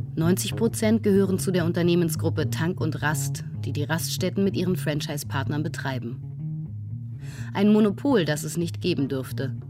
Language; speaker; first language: German; native; German